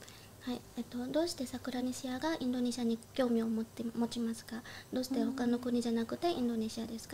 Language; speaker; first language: Japanese; non-native, learner; Indonesian